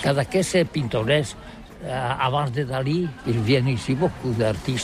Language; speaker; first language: French; non-native, learner; Catalan